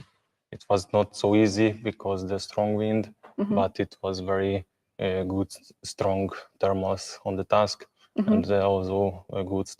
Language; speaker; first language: English; non-native, learner; Hungarian